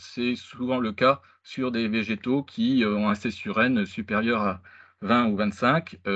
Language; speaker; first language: French; native; French